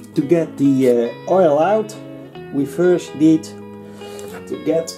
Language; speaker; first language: English; non-native, fluent; Dutch